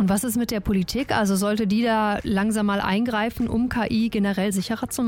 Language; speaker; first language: German; native; German